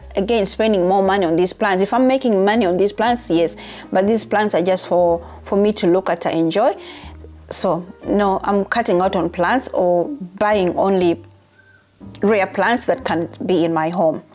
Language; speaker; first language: English; non-native, local second language; Ganda